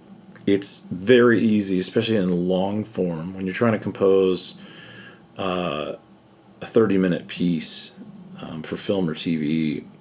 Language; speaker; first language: English; native; English